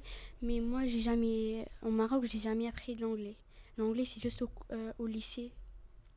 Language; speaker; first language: French; early bilingual, other home language; Arabic